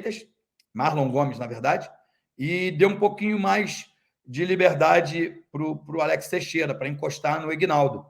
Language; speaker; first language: Portuguese; native; Portuguese